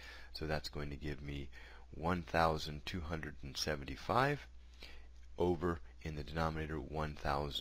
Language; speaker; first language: English; native; English